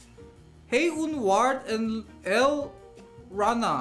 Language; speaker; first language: Spanish; non-native, learner; English